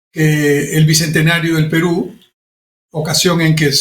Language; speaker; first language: Spanish; native; Spanish